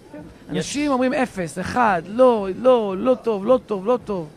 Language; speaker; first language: Hebrew; native; Hebrew